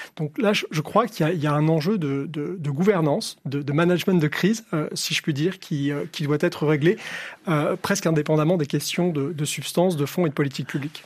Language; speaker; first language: French; native; French